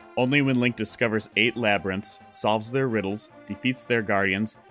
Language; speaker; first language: English; native; English